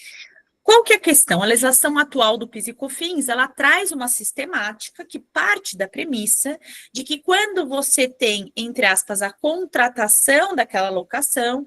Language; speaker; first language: Portuguese; native; Portuguese